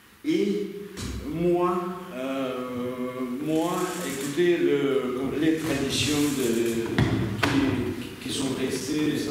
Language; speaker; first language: French; non-native, learner; Russian